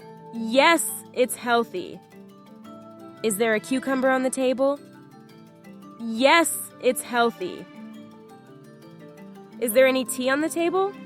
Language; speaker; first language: English; non-native, fluent; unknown